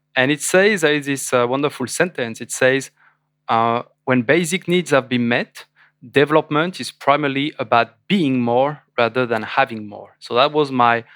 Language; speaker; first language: English; non-native, fluent; French